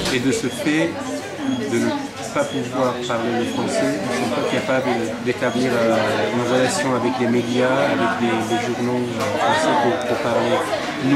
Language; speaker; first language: French; non-native, fluent; Persian